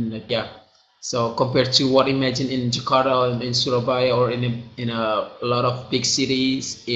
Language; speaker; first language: English; non-native, learner; Indonesian